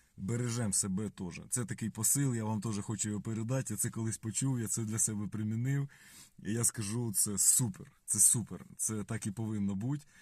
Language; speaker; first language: Ukrainian; native; Ukrainian